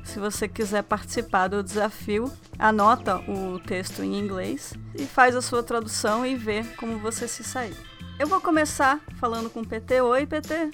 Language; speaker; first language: Portuguese; native; Portuguese